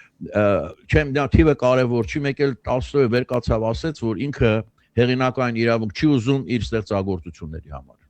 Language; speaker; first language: Armenian; native; Armenian